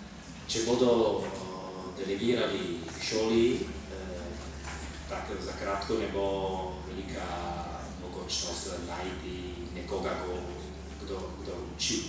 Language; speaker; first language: Slovenian; non-native, fluent; Italian